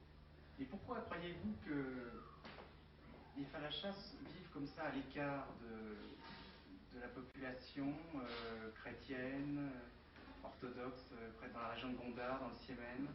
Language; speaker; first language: French; native; French